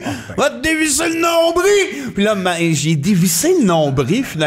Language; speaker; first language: French; native; French